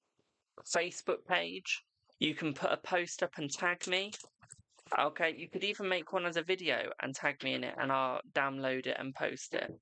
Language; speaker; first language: English; native; English